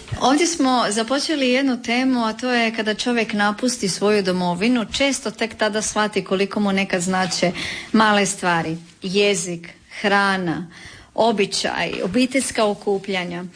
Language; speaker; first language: Serbian; native; Serbian